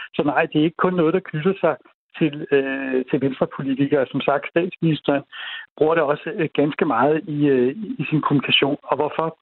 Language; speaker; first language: Danish; native; Danish